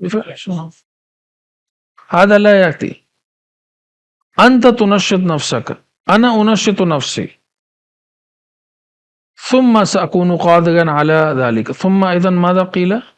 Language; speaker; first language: Arabic; non-native, fluent; Urdu